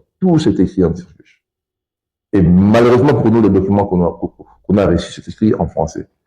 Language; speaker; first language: French; non-native, local second language; Lingala